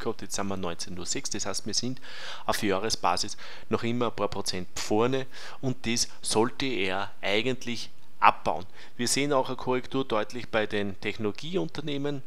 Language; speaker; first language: German; native; German